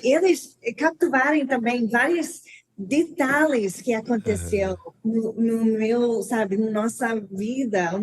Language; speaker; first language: Portuguese; non-native, learner; English